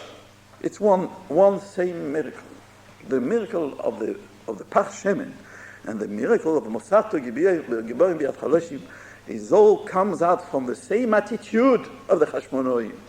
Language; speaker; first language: English; non-native, fluent; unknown